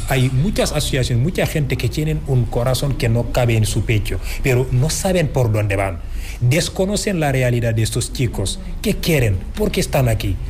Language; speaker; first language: Spanish; non-native, fluent; Wolof